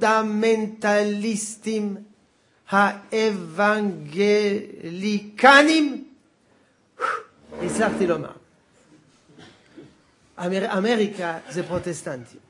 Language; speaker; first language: Hebrew; non-native, fluent; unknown